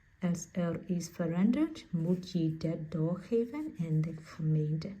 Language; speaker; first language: Dutch; non-native, learner; Burmese